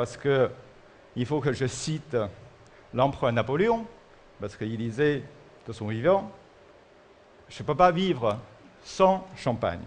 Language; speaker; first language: French; non-native, fluent; Chinese